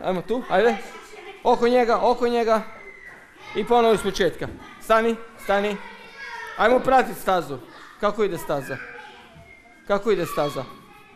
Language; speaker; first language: Croatian; native; Croatian